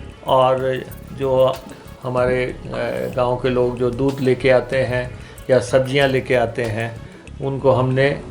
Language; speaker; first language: Hindi; native; Hindi